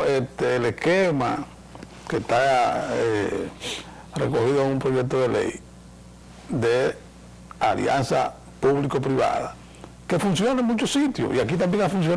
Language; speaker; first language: Spanish; native; Spanish